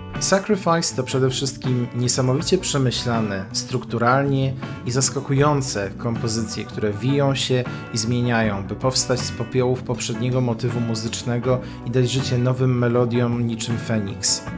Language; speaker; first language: Polish; native; Polish